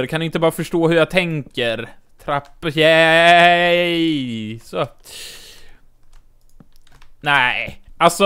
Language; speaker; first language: Swedish; native; Swedish